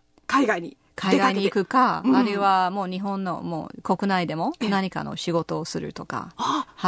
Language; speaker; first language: Japanese; non-native, fluent; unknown